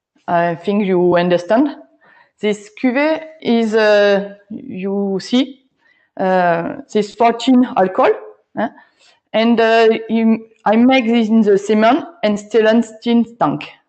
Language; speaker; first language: English; non-native, learner; French